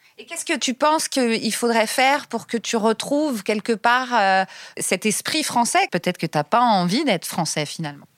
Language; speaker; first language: French; native; French